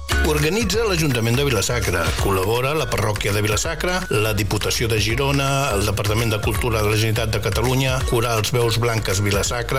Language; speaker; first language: Catalan; native; Catalan